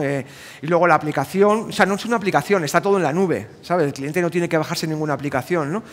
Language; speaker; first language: Spanish; native; Spanish